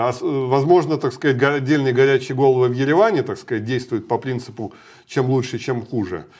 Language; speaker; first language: Russian; native; Russian